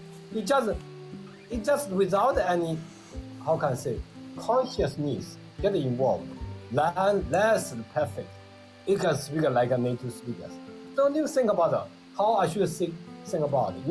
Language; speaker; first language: English; non-native, learner; Vietnamese